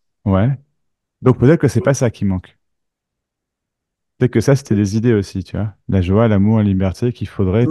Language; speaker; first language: French; native; French